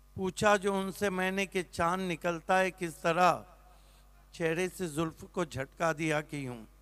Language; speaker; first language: Hindi; non-native, local second language; Marathi